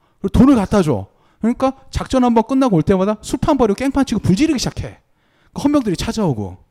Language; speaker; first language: Korean; native; Korean